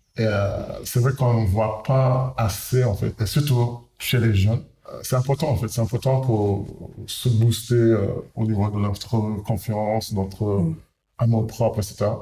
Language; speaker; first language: French; non-native, fluent; English